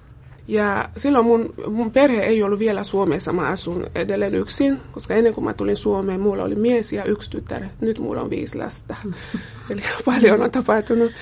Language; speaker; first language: Finnish; non-native, fluent; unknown